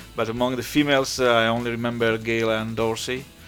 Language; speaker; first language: English; non-native, fluent; Italian